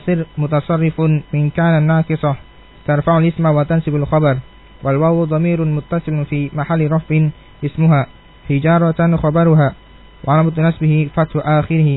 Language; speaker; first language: Arabic; non-native, learner; Indonesian